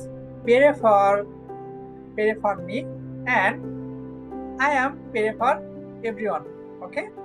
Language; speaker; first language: English; non-native, learner; Bangla